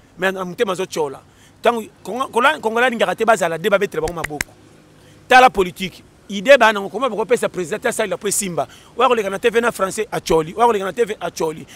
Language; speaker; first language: Lingala; non-native, local second language; Kongo